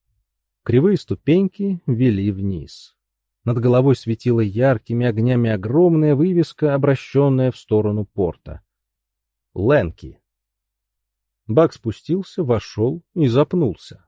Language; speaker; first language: Russian; native; Russian